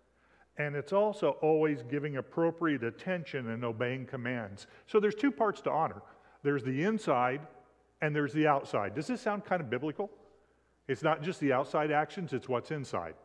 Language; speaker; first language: English; native; English